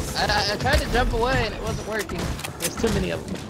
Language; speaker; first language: English; native; English